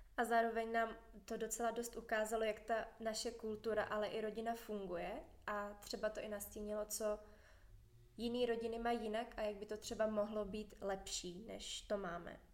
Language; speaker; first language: Czech; native; Czech